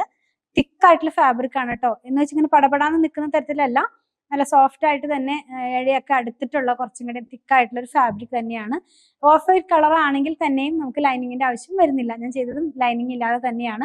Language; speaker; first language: Malayalam; native; Malayalam